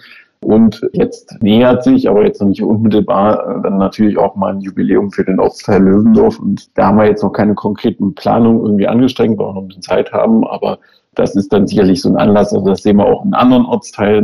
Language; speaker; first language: German; native; German